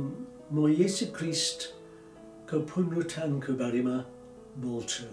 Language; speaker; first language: Nepali; non-native, fluent; English